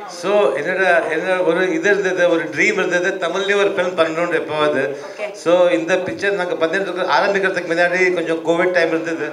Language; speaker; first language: Tamil; early bilingual, heritage; Tamil